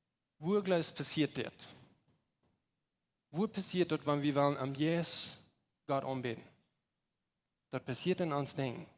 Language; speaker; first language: German; non-native, learner; Plautdietsch